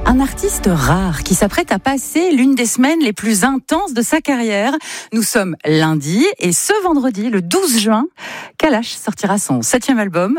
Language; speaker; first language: French; native; French